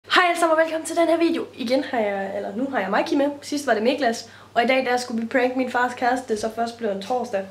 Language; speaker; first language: Danish; native; Danish